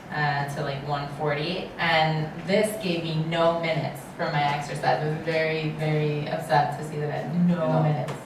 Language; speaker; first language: English; native; English